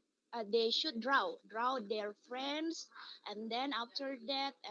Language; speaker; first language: English; non-native, fluent; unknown